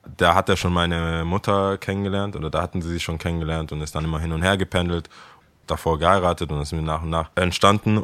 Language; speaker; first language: German; early bilingual, other home language; Akan